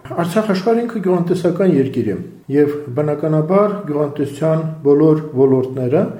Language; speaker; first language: Armenian; native; Armenian